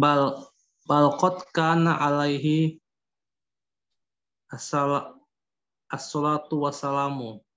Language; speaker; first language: Arabic; non-native, learner; Indonesian